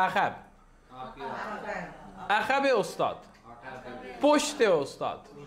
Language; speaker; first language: Persian; non-native, fluent; Urdu